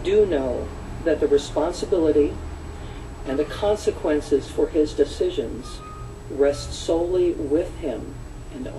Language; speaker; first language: English; native; English